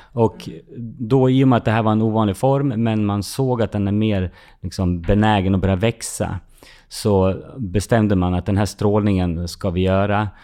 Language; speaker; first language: Swedish; native; Swedish